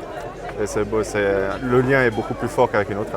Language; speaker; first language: French; native; French